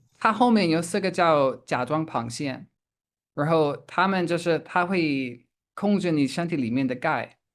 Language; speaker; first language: Chinese; non-native, fluent; English